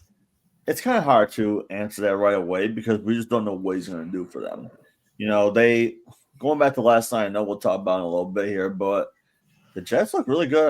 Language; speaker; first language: English; native; English